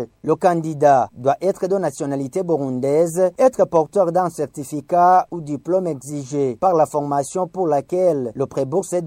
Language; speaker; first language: French; non-native, local second language; Rundi